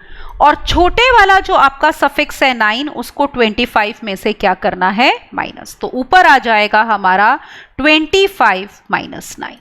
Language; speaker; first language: Hindi; native; Hindi